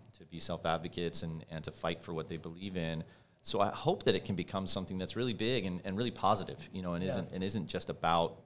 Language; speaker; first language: English; native; English